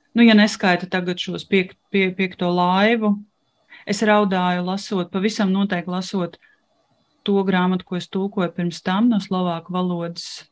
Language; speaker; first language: Latvian; non-native, local second language; Russian